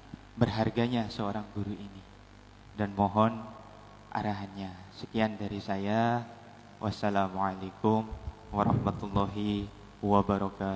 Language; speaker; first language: Indonesian; native; Indonesian